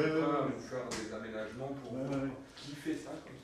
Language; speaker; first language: French; native; French